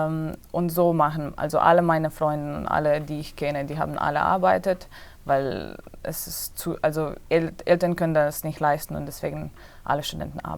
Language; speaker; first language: German; non-native, fluent; Slovenian